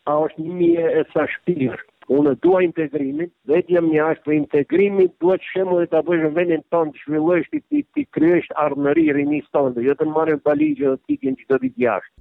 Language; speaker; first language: Albanian; native; Albanian